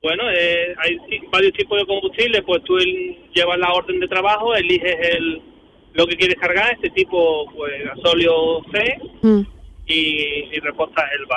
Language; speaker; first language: Spanish; native; Spanish